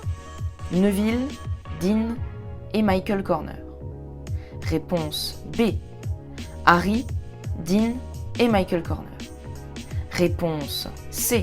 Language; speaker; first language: French; native; French